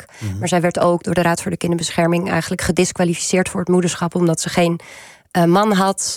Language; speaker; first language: Dutch; native; Dutch